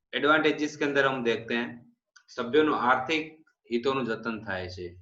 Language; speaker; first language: Hindi; non-native, local second language; Gujarati